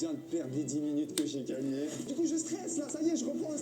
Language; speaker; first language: French; native; French